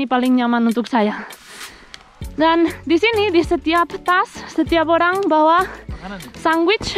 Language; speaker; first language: Indonesian; non-native, fluent; Spanish